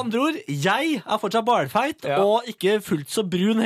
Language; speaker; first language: Norwegian; native; Norwegian